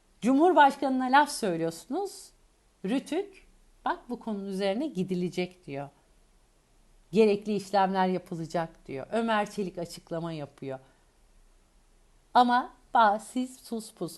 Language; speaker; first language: Turkish; native; Turkish